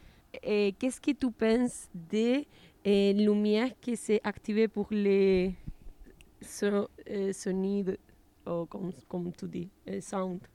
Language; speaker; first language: French; non-native, learner; Italian